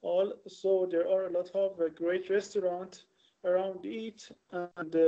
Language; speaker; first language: English; non-native, learner; Persian